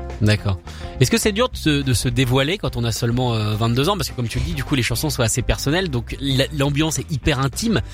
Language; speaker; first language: French; native; French